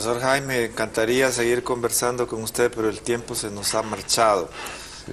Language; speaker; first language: Spanish; native; Spanish